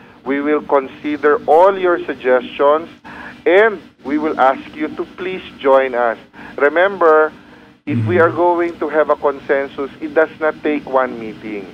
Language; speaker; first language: English; non-native, local second language; Chavacano